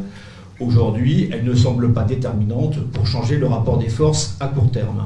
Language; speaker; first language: French; native; French